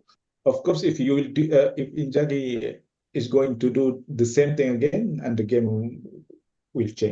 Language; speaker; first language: English; non-native, fluent; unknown